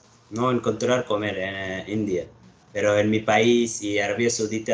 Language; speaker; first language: Spanish; non-native, learner; Arabic